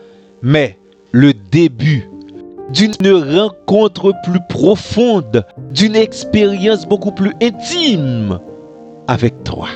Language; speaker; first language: French; non-native, local second language; Haitian Creole